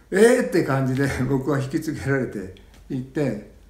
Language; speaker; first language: Japanese; native; Japanese